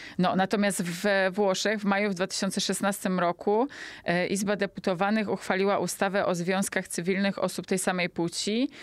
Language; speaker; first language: Polish; native; Polish